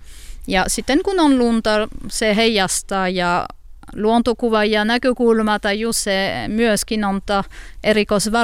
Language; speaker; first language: Finnish; non-native, learner; French